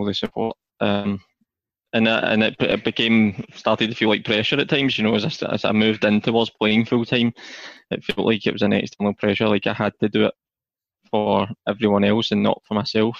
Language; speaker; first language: English; native; English